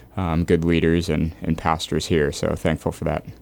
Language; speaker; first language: English; native; English